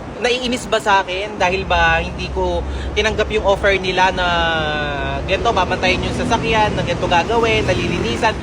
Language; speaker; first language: Filipino; native; Filipino